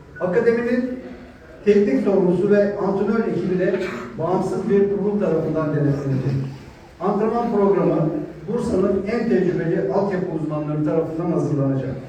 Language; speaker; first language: Turkish; native; Turkish